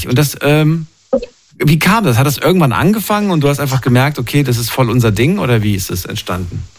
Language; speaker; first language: German; native; German